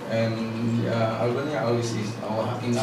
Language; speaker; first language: English; non-native, learner; Indonesian